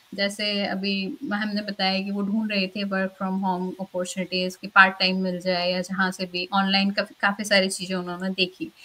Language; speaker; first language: Hindi; native; Hindi